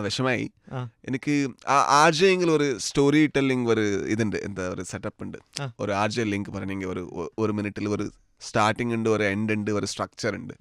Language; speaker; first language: Malayalam; non-native, learner; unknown